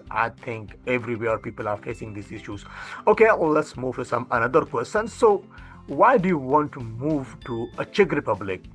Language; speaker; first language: English; non-native, fluent; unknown